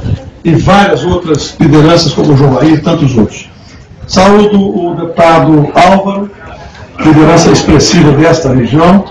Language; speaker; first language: Portuguese; native; Portuguese